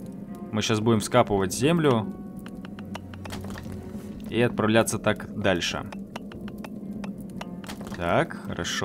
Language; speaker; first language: Russian; native; Russian